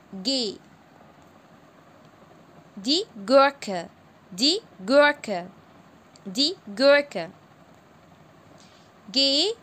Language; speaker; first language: German; non-native, fluent; Arabic